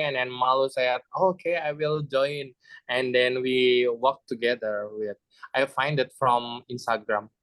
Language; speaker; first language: English; non-native, learner; Indonesian